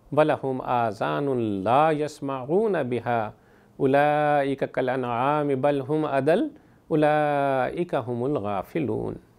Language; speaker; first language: Urdu; native; Urdu